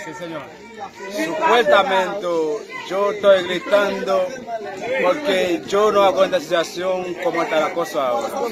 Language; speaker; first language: Spanish; non-native, learner; Haitian Creole